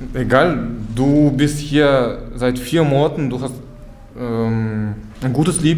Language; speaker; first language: Russian; native; Russian